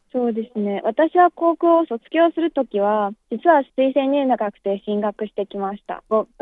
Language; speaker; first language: Japanese; non-native, fluent; Chinese